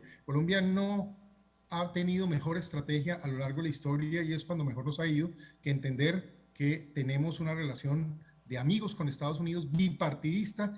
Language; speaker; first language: Spanish; native; Spanish